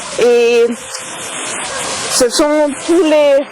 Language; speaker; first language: French; non-native, learner; German